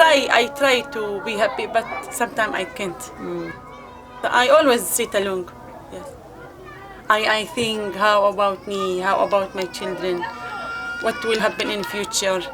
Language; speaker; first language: English; non-native, learner; Arabic